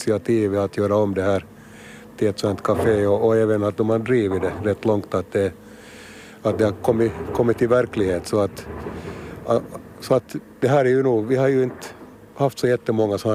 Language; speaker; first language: Swedish; native; Swedish